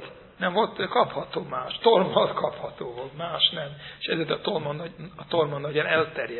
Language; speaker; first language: Hungarian; non-native, fluent; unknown